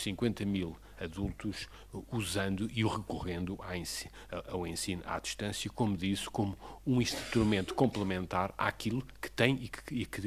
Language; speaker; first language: Portuguese; native; Portuguese